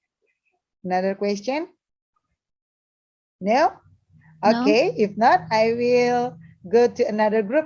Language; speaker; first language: English; non-native, learner; Indonesian